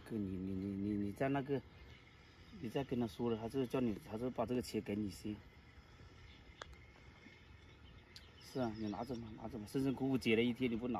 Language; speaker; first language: Chinese; non-native, local second language; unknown